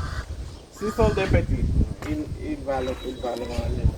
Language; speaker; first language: French; non-native, learner; English